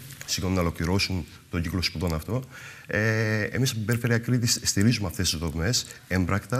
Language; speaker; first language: Greek; native; Greek